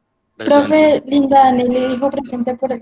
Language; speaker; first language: Spanish; native; Spanish